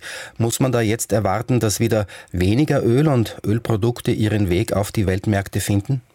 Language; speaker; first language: German; native; German